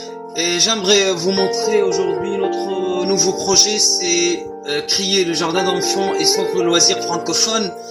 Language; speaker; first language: French; non-native, fluent; Arabic